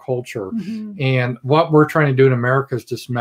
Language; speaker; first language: English; native; English